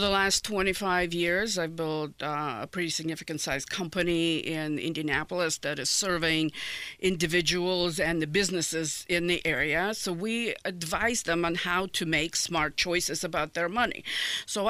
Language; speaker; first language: English; non-native, fluent; Ukrainian